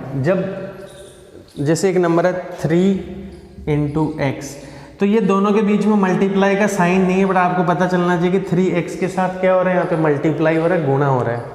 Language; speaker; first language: Hindi; native; Hindi